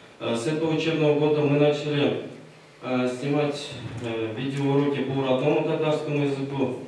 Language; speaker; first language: Russian; non-native, local second language; Tatar